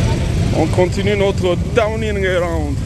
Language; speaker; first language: English; non-native, learner; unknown